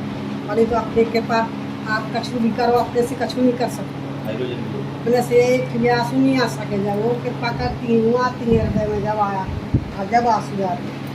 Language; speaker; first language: Hindi; native; Hindi